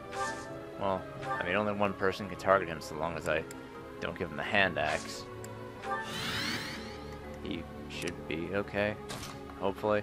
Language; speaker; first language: English; native; English